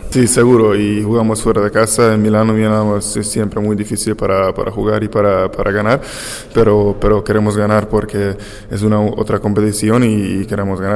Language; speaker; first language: Spanish; non-native, fluent; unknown